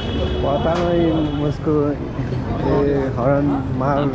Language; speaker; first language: Hindi; non-native, learner; Nepali